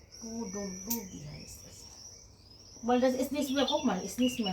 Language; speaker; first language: German; non-native, learner; Filipino